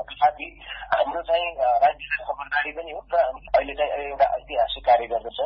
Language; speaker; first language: Nepali; non-native, local second language; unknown